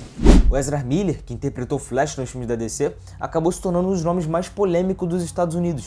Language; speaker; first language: Portuguese; native; Portuguese